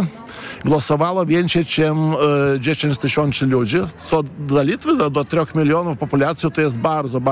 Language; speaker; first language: Polish; non-native, fluent; Lithuanian